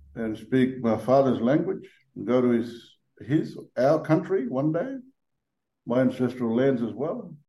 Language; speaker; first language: English; native; English